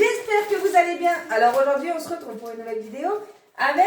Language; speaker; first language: French; native; French